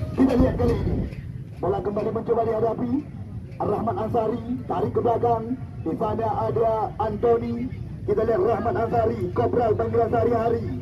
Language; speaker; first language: Indonesian; non-native, local second language; Achinese